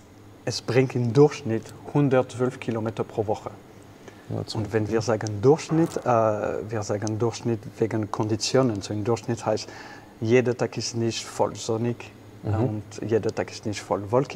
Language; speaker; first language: German; non-native, fluent; French